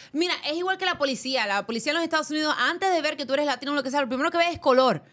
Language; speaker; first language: Spanish; early bilingual, heritage; Spanish